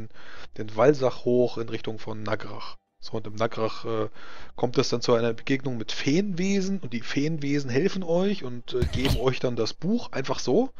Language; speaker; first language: German; native; German